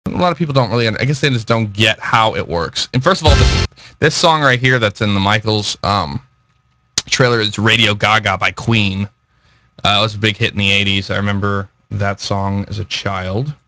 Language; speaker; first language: English; native; English